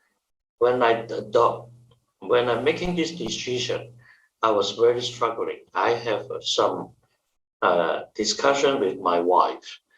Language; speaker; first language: English; non-native, fluent; Chinese